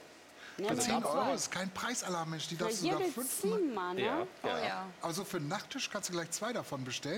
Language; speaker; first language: German; native; German